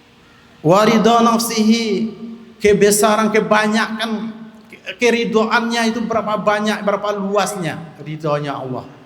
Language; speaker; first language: Indonesian; native; Indonesian